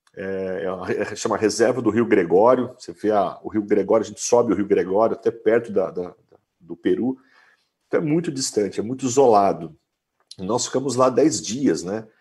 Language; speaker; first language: Portuguese; native; Portuguese